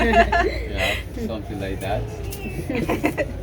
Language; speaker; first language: English; non-native, learner; Spanish